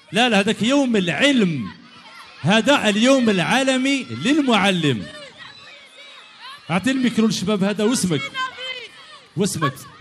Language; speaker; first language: Arabic; native; Arabic